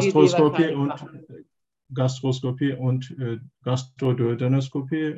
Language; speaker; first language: German; non-native, learner; Turkish